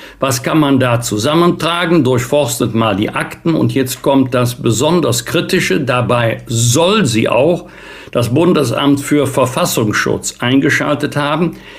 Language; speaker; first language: German; native; German